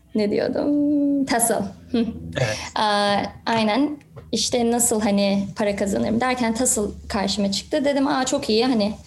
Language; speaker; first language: Turkish; early bilingual, heritage; Turkish